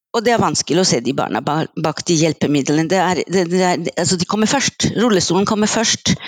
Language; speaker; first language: Norwegian; non-native, fluent; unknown